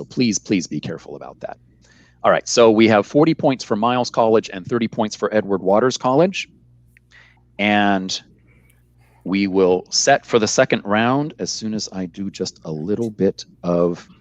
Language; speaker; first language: English; native; English